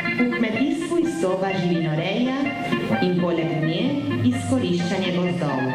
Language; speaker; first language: Slovenian; early bilingual, heritage; Slovenian